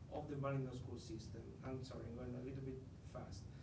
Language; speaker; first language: English; non-native, fluent; Italian